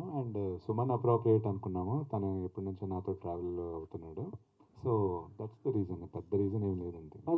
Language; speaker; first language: Telugu; native; Telugu